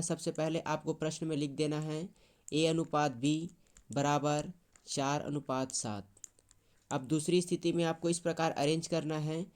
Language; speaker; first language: Hindi; native; Hindi